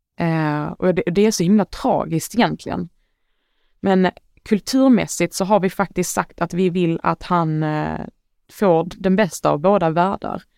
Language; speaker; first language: Swedish; early bilingual, other home language; Arabic